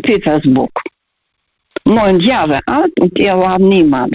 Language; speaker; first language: German; non-native, fluent; Russian